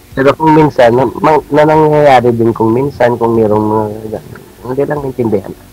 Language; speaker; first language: Filipino; non-native, local second language; Hiligaynon